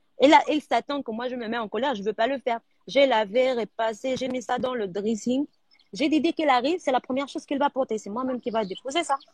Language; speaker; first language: French; non-native, local second language; Arabic